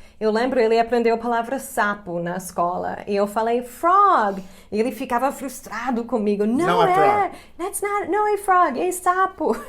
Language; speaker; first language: Portuguese; non-native, fluent; English